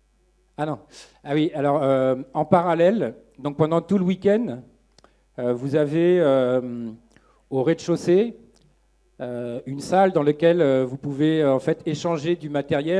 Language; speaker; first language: French; native; French